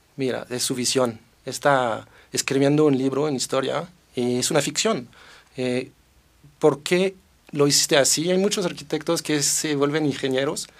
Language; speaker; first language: Spanish; non-native, fluent; French